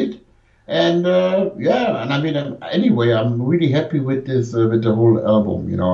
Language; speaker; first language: English; non-native, fluent; German